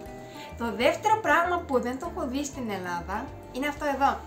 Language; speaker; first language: Greek; non-native, fluent; Japanese